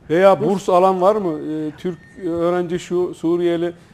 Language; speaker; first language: Turkish; native; Turkish